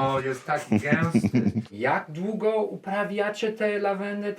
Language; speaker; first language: Polish; non-native, learner; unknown